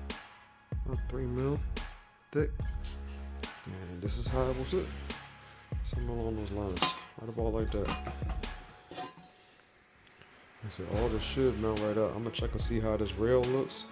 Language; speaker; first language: English; native; English